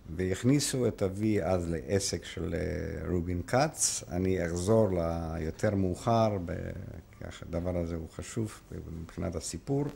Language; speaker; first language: Hebrew; non-native, fluent; Polish